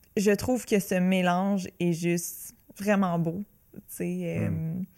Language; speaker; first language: French; native; French